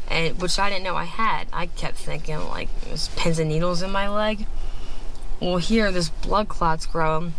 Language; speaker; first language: English; native; English